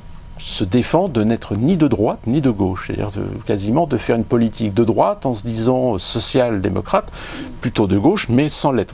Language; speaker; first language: French; native; French